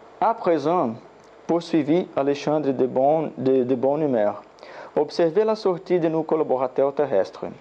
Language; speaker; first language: French; non-native, learner; Portuguese